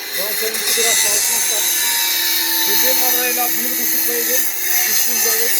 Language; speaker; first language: Turkish; native; Turkish